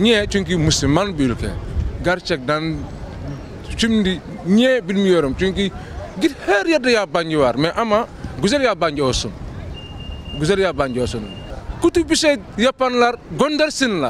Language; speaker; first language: Turkish; non-native, learner; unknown